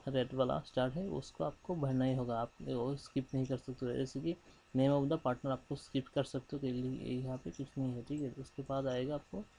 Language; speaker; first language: Hindi; non-native, local second language; Bangla